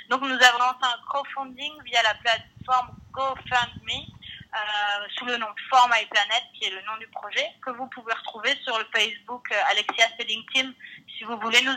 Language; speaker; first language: French; native; French